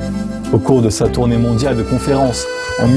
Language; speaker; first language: French; native; French